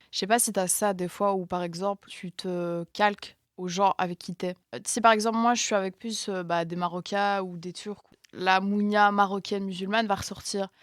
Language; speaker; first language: French; native; French